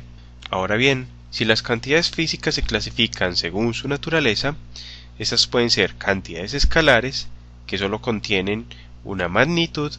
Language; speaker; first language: Spanish; native; Spanish